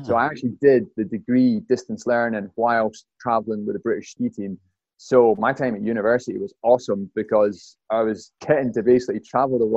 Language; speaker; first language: English; native; English